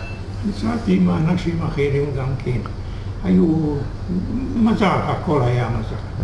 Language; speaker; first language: Hebrew; non-native, fluent; Hungarian